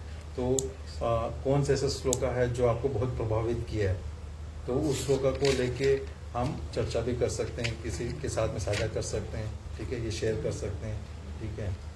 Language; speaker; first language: Hindi; native; Hindi